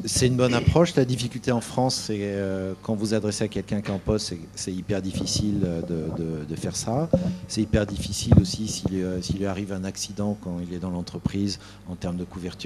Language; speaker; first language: French; native; French